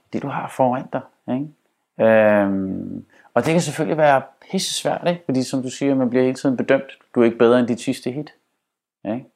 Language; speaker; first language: Danish; early bilingual, other home language; Arabic